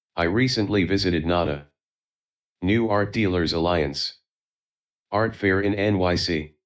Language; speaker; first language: English; non-native, fluent; Chinese